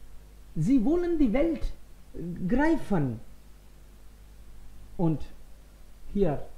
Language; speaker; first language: German; non-native, fluent; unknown